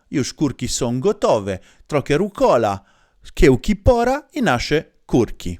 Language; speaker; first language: Polish; non-native, learner; Italian